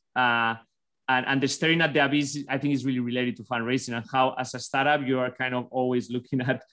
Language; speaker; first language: English; non-native, fluent; Spanish